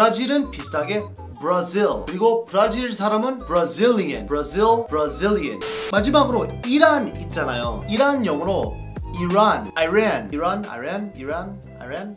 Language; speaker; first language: Korean; non-native, fluent; English